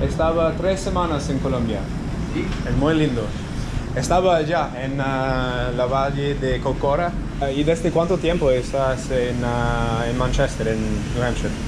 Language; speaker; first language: Spanish; non-native, fluent; English